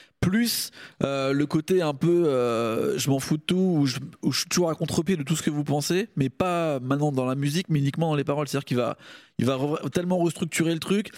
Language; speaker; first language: French; native; French